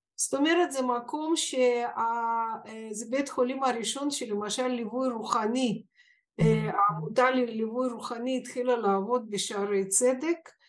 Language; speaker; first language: Hebrew; non-native, fluent; Russian